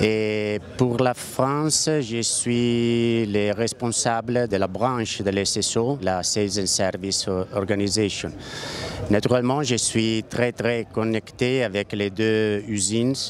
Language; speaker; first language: French; non-native, learner; Italian